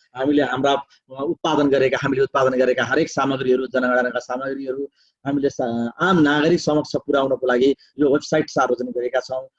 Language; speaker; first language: Nepali; native; Nepali